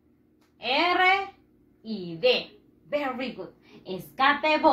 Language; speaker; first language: English; non-native, fluent; Spanish